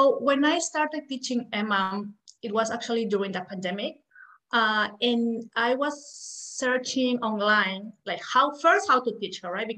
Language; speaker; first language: English; non-native, fluent; Spanish